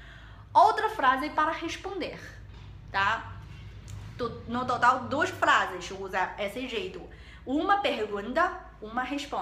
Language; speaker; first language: Portuguese; non-native, learner; Chinese